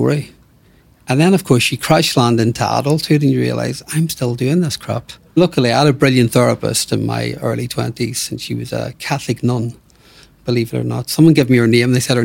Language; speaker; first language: English; native; English